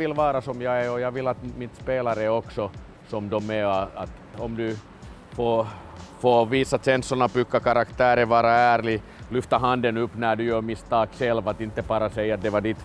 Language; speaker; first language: Swedish; non-native, fluent; Finnish